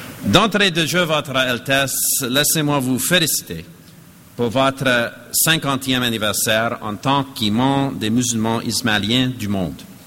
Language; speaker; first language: French; non-native, fluent; English